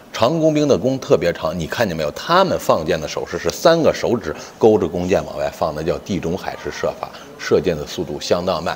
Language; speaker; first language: Chinese; native; Chinese